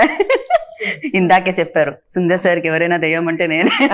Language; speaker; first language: Telugu; native; Telugu